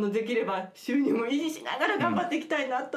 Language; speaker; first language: Japanese; native; Japanese